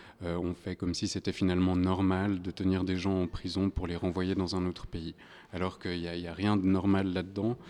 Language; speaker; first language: French; native; French